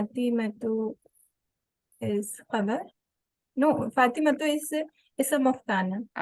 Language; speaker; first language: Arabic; non-native, learner; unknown